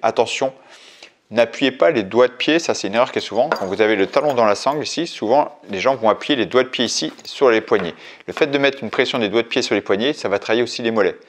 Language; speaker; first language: French; native; French